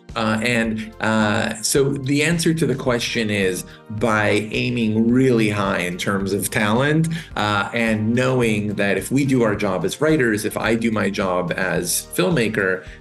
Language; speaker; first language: English; native; English